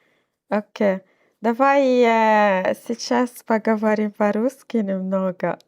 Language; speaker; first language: Russian; non-native, learner; Arabic